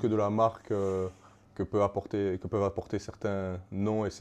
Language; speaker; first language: French; native; French